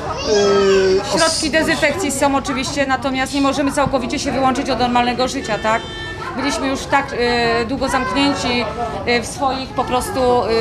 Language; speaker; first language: Polish; native; Polish